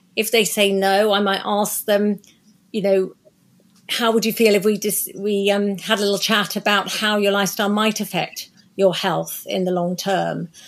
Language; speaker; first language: English; native; English